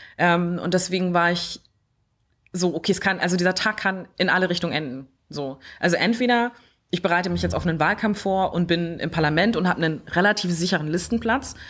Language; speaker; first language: German; early bilingual, other home language; French